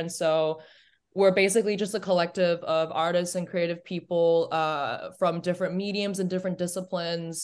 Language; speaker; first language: English; native; English